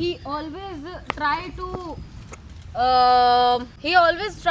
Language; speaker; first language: English; non-native, learner; Hindi